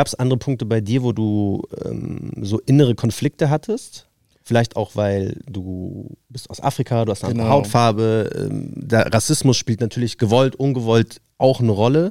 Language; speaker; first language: German; native; German